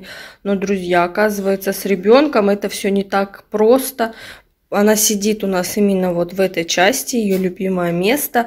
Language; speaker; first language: Russian; native; Russian